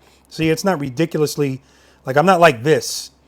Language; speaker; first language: English; native; English